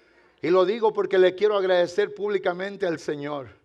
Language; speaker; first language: Spanish; native; Spanish